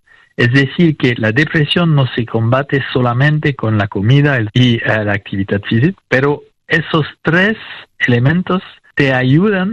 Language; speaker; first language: Spanish; non-native, fluent; French